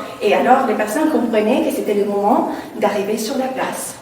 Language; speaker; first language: French; non-native, fluent; Italian